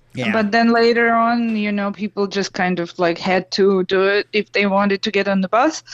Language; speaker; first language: English; non-native, fluent; Russian